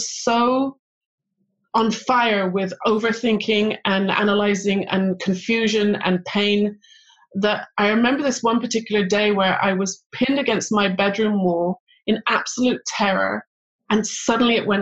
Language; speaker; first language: English; native; English